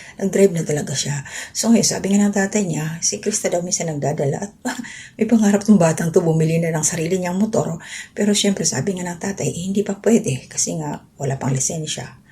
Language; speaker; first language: Filipino; non-native, local second language; Waray